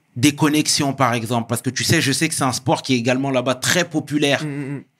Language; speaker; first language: French; native; French